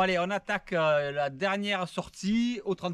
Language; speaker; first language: French; native; French